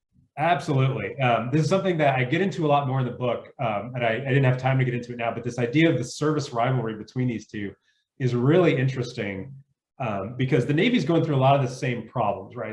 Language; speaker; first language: English; native; English